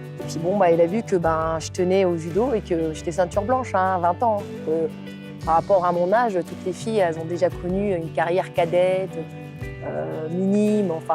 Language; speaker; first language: French; non-native, local second language; Arabic